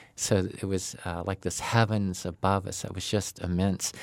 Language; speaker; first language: English; native; English